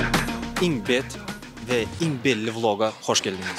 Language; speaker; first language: Turkish; non-native, learner; Turkmen